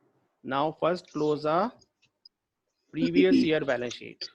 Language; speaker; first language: English; non-native, local second language; Hindi